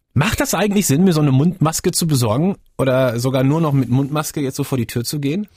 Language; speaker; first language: German; native; German